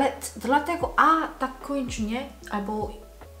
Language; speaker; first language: Polish; non-native, learner; Korean